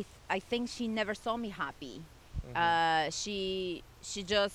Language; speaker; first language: English; non-native, fluent; Spanish